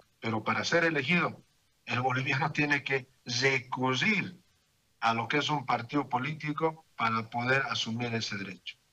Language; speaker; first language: Spanish; native; Spanish